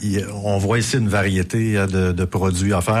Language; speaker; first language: French; native; French